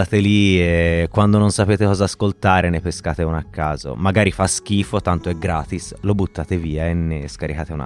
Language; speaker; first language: Italian; native; Italian